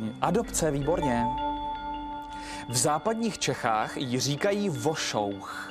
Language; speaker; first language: Czech; native; Czech